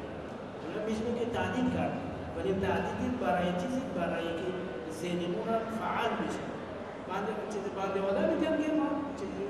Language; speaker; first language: Persian; non-native, learner; Malagasy